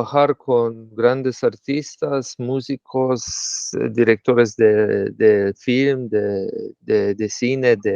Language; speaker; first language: Spanish; non-native, fluent; Slovenian